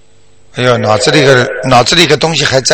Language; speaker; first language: Chinese; native; Chinese